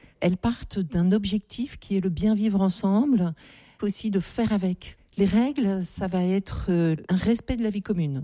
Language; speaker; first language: French; native; French